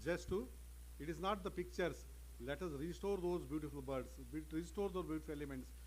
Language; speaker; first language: English; non-native, local second language; Kannada